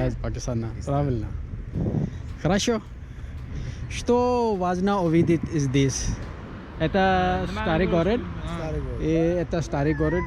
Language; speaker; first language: Russian; non-native, learner; Urdu